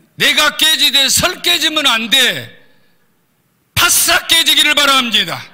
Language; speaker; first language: Korean; native; Korean